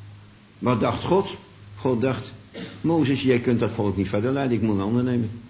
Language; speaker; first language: Dutch; native; Dutch